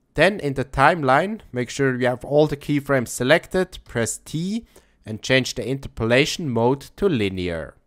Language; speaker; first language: English; non-native, fluent; German